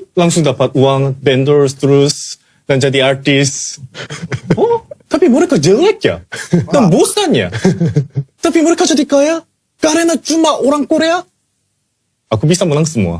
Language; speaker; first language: Indonesian; non-native, learner; Korean